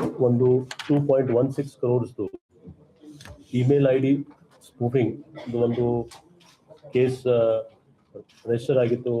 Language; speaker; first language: Kannada; non-native, fluent; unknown